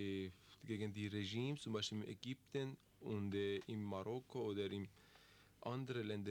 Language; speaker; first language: German; non-native, learner; Persian